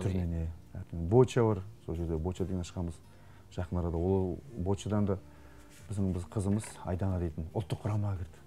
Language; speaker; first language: Kazakh; native; Kazakh